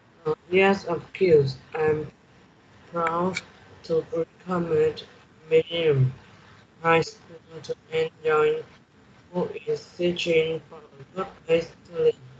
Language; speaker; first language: English; non-native, learner; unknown